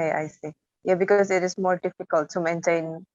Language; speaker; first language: English; non-native, fluent; Thai